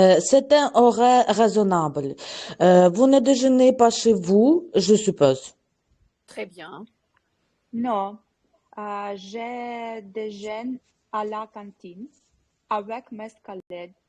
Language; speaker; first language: French; non-native, learner; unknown